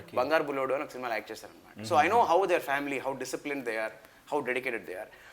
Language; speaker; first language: Telugu; native; Telugu